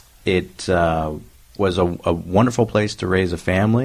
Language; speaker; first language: English; native; English